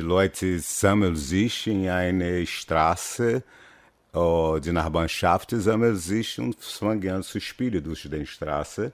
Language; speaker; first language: German; non-native, fluent; Portuguese